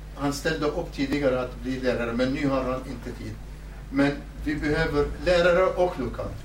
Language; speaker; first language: Swedish; non-native, fluent; Southern Kurdish